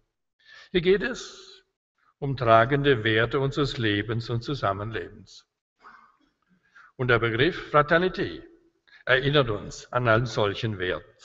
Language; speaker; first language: German; native; German